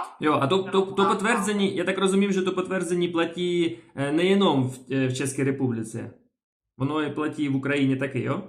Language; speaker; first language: Czech; non-native, fluent; Ukrainian